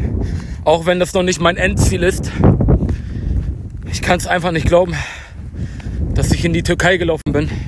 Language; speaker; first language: German; early bilingual, other home language; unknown